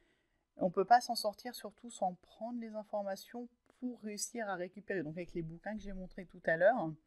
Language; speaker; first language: French; native; French